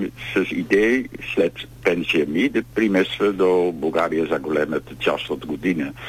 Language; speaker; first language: Bulgarian; non-native, learner; Dutch